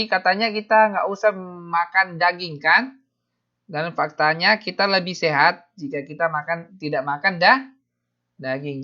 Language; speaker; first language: Indonesian; native; Indonesian